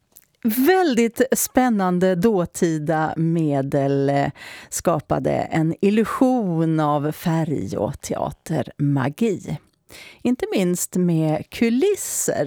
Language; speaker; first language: Swedish; native; Swedish